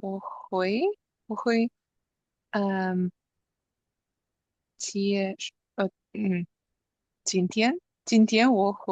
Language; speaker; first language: Chinese; non-native, learner; English